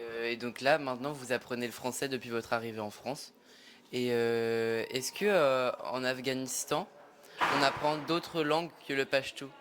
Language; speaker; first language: French; native; French